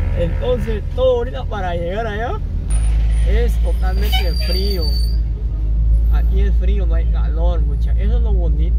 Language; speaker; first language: Spanish; native; Spanish